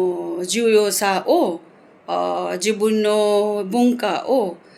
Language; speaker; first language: Japanese; non-native, fluent; Hindi